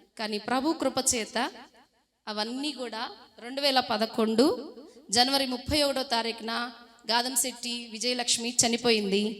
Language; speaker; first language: Telugu; non-native, fluent; Hindi